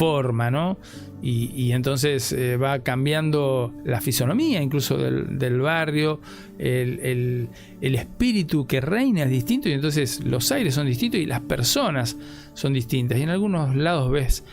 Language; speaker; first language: Spanish; native; Spanish